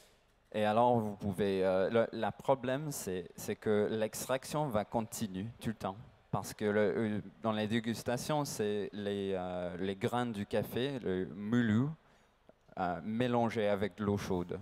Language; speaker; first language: French; non-native, learner; English